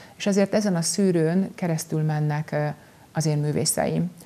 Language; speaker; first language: Hungarian; native; Hungarian